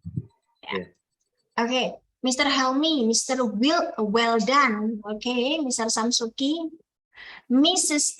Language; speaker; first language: English; non-native, fluent; Indonesian